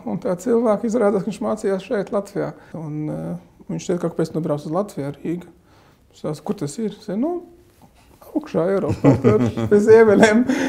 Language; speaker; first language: Latvian; non-native, fluent; Arabic